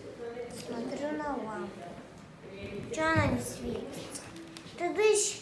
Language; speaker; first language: Russian; native; Russian